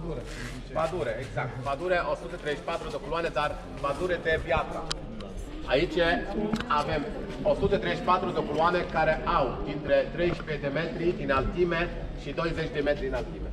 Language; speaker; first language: Romanian; non-native, learner; Arabic